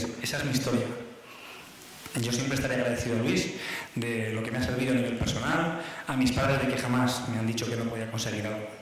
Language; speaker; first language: Spanish; native; Spanish